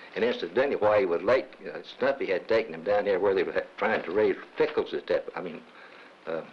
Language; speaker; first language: English; native; English